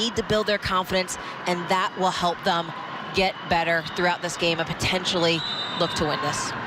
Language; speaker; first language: English; native; English